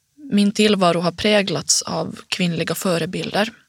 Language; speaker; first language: Swedish; native; Swedish